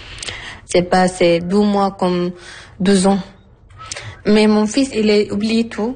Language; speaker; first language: French; non-native, learner; Arabic